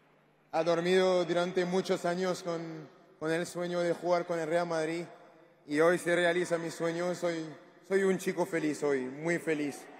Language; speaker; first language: Spanish; non-native, learner; French